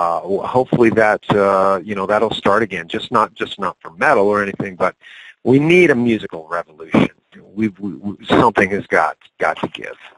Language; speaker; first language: English; native; English